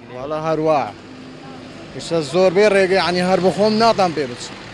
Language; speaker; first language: Central Kurdish; native; Central Kurdish